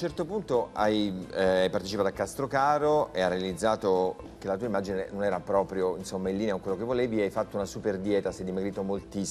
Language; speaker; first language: Italian; native; Italian